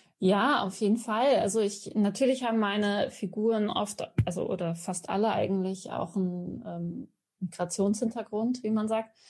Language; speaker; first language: German; early bilingual, other home language; Persian